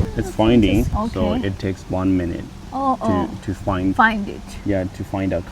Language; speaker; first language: English; non-native, learner; Chinese